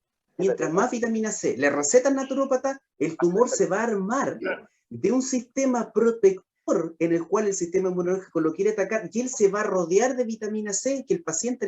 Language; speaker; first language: Spanish; native; Spanish